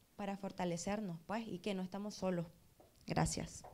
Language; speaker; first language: Spanish; native; Spanish